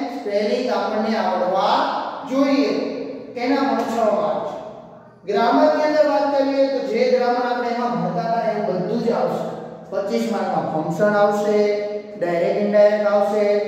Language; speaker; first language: Gujarati; native; Gujarati